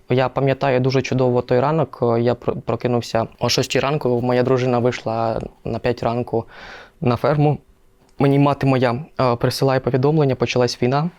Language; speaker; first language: Ukrainian; non-native, local second language; Russian